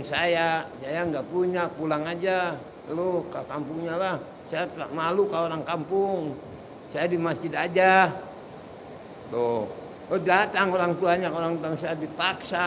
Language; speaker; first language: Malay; non-native, local second language; Sundanese